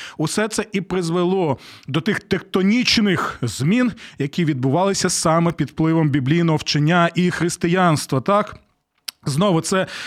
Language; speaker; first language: Ukrainian; native; Ukrainian